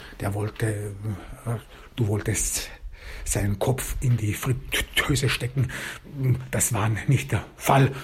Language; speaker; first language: German; early bilingual, other home language; Turkish